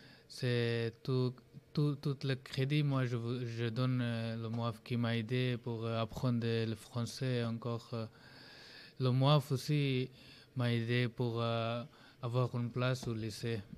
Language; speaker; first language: French; non-native, learner; Bangla